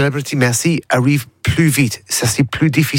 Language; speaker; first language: French; non-native, learner; English